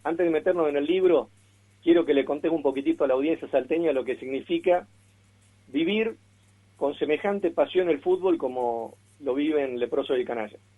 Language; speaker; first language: Spanish; native; Spanish